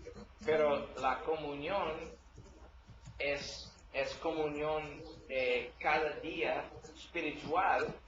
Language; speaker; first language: Spanish; non-native, learner; English